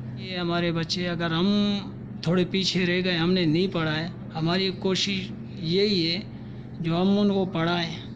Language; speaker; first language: Urdu; non-native, local second language; Pashto